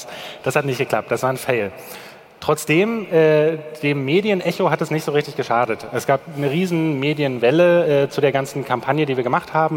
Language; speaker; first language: German; native; German